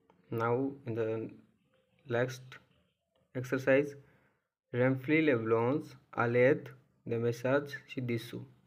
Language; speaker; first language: French; non-native, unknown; Hindi